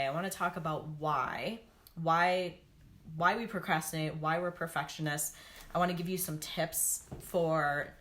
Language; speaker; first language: English; native; English